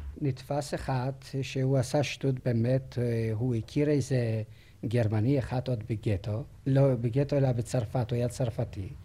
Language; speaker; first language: Hebrew; non-native, fluent; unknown